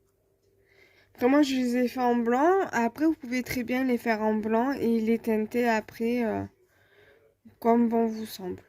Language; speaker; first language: French; native; French